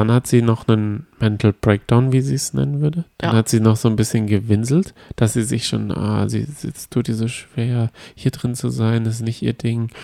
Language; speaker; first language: German; native; German